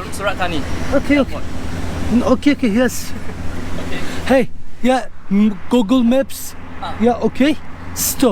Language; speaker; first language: English; non-native, learner; Turkish